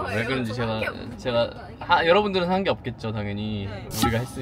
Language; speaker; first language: Korean; native; Korean